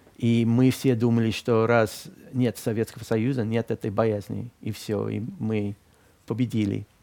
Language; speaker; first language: Russian; non-native, fluent; English